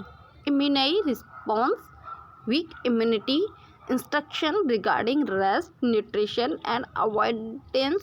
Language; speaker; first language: English; non-native, local second language; Hindi